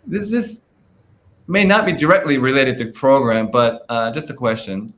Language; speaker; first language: English; non-native, fluent; Japanese